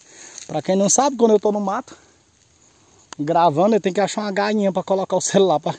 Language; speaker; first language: Portuguese; native; Portuguese